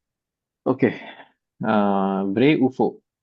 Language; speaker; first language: French; non-native, fluent; Hindi